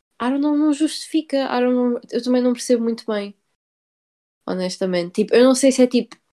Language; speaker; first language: Portuguese; early bilingual, heritage; Portuguese